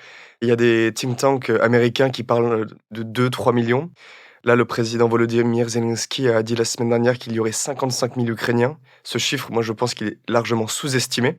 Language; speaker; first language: French; native; French